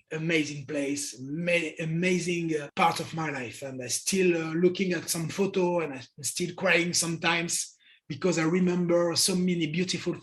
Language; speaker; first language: English; non-native, learner; French